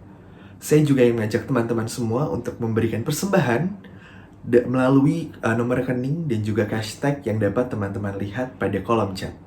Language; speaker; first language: Indonesian; native; Indonesian